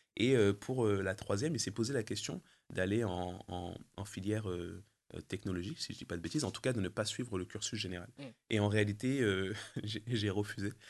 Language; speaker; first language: French; early bilingual, other home language; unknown